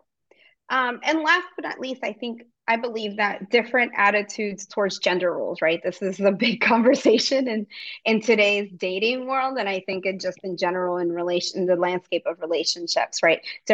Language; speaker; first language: English; early bilingual, other home language; Spanish